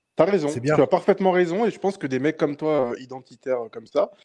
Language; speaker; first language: French; native; French